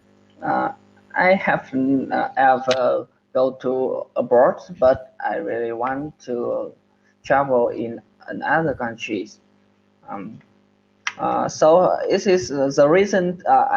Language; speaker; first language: English; non-native, learner; Vietnamese